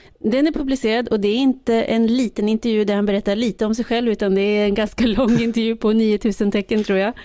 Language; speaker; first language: Swedish; native; Swedish